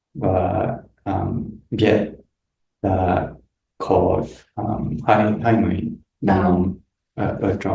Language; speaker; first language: Vietnamese; non-native, learner; English